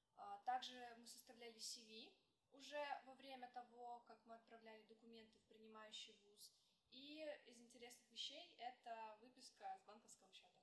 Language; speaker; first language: Russian; native; Russian